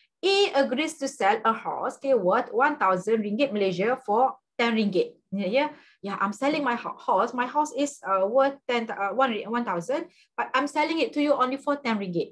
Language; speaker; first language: English; non-native, local second language; Malay